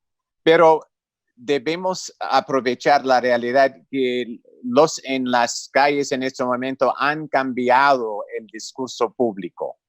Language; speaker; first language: Spanish; non-native, fluent; English